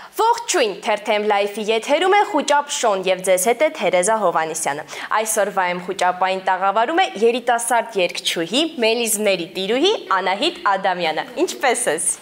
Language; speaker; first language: Armenian; native; Armenian